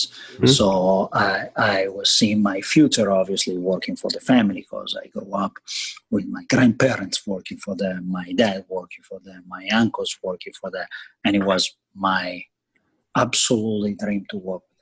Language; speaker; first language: English; non-native, fluent; Italian